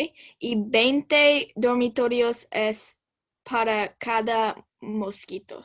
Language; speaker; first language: Spanish; non-native, learner; English